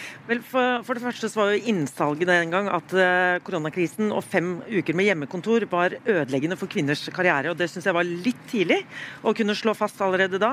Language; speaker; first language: Norwegian; native; Norwegian